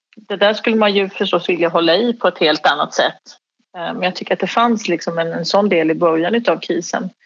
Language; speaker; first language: Swedish; native; Swedish